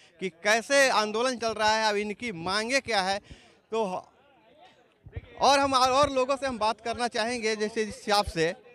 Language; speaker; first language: Hindi; native; Hindi